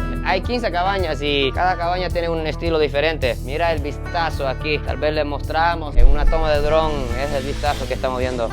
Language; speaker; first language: Spanish; non-native, fluent; Japanese